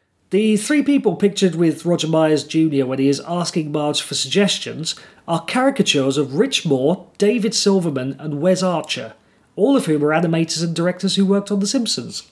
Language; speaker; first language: English; native; English